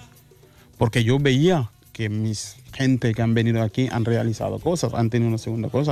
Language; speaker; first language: Spanish; non-native, fluent; Wolof